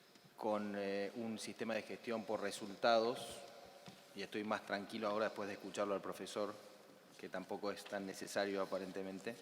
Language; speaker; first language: Spanish; native; Spanish